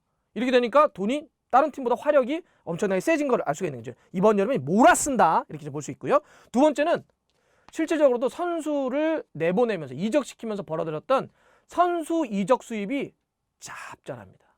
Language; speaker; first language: Korean; native; Korean